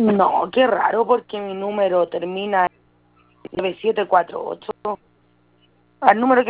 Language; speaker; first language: Spanish; native; Spanish